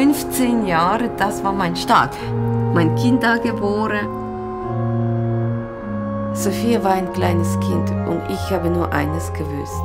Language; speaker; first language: German; non-native, learner; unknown